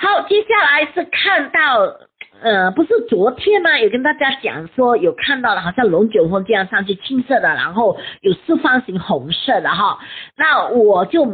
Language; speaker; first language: Chinese; native; Chinese